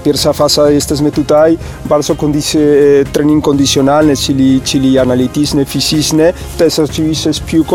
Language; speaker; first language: Polish; non-native, learner; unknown